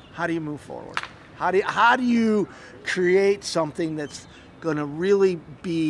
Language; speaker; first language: English; native; English